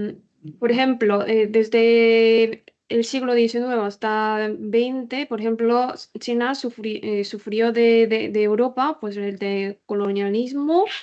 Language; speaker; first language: Spanish; non-native, learner; Korean